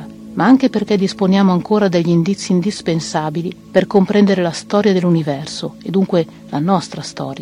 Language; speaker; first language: Italian; native; Italian